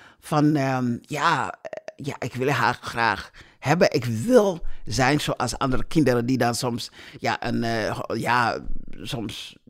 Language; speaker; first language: Dutch; non-native, fluent; English